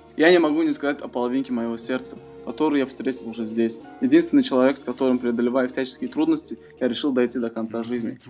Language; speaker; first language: Russian; non-native, fluent; Turkmen